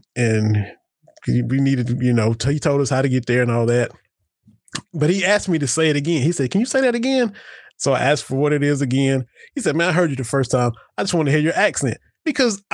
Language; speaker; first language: English; native; English